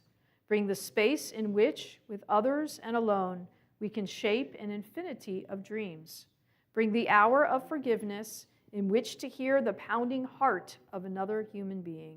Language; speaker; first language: English; native; English